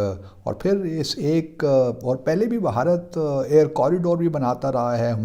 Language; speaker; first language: Urdu; native; Urdu